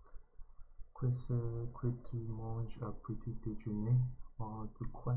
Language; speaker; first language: French; non-native, learner; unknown